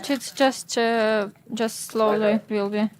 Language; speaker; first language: English; non-native, learner; Ukrainian